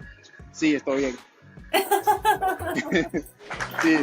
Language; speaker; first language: Spanish; non-native, learner; English